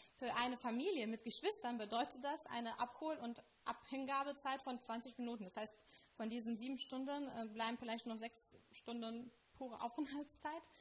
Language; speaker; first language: German; non-native, fluent; Lithuanian